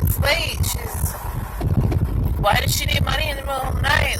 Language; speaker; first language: English; native; English